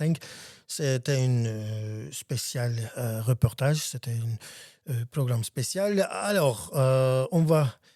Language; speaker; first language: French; non-native, learner; Armenian